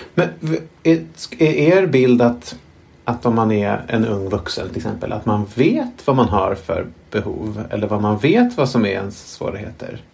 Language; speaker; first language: Swedish; native; Swedish